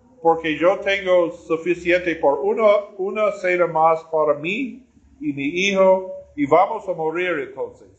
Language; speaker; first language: Spanish; non-native, learner; English